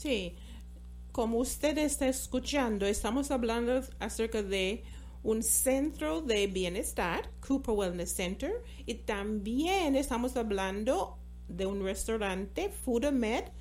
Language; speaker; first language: Spanish; non-native, fluent; English